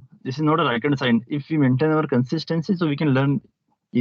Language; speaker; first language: English; non-native, local second language; Hindi